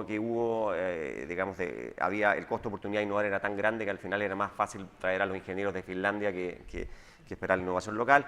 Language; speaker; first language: Spanish; native; Spanish